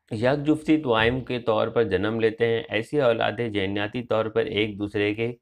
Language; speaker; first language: Urdu; native; Urdu